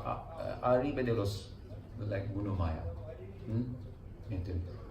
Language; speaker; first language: Spanish; non-native, learner; English